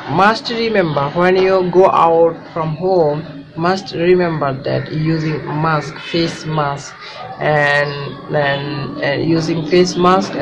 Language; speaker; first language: English; non-native, local second language; Bangla